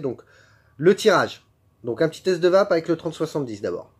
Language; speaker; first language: French; native; French